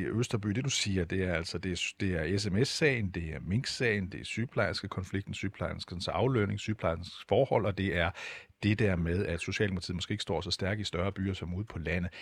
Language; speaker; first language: Danish; native; Danish